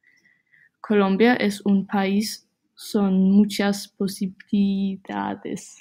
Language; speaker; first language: Spanish; non-native, learner; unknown